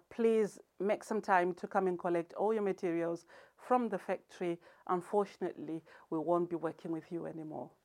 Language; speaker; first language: English; non-native, local second language; Shona